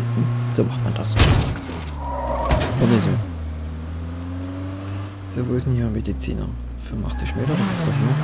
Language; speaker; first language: German; native; German